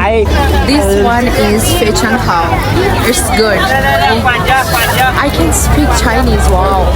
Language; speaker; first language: English; non-native, local second language; Urdu